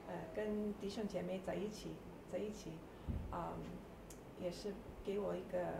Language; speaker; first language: Chinese; early bilingual, heritage; English